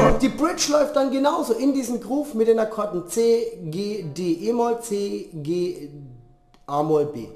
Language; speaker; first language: German; native; German